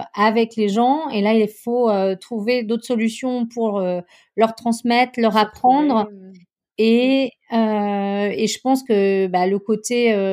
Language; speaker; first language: French; native; French